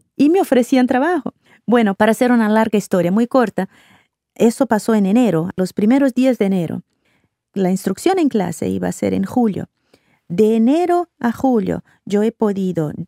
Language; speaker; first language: Spanish; non-native, fluent; Portuguese